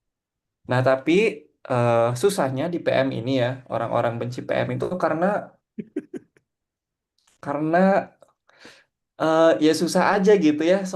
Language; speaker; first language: Indonesian; native; Indonesian